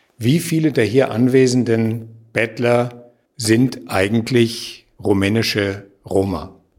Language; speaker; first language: German; native; German